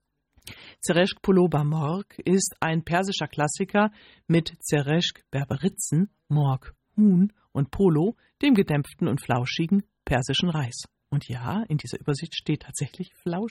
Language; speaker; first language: German; native; German